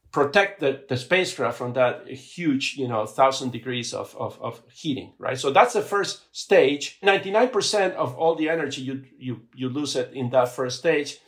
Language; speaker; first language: English; non-native, fluent; Spanish